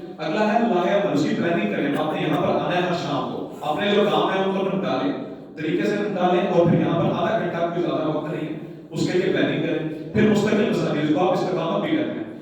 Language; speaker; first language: Urdu; non-native, local second language; Punjabi